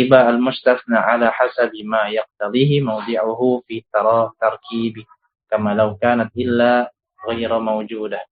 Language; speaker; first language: Arabic; non-native, fluent; Indonesian